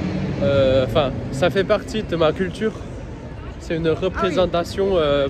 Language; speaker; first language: French; non-native, learner; Chinese